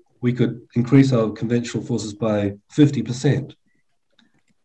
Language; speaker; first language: English; native; English